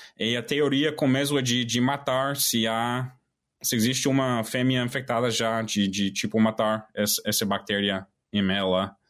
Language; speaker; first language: Portuguese; non-native, fluent; English